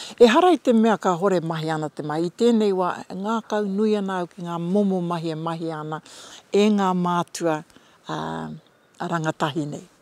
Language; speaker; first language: Māori; native; Māori